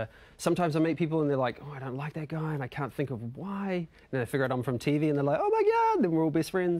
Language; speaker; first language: English; native; English